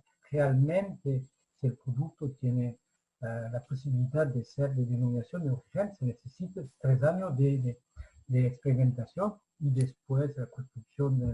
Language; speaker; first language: Spanish; non-native, fluent; French